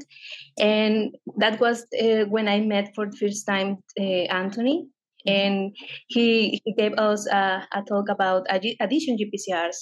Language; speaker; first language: English; non-native, fluent; Spanish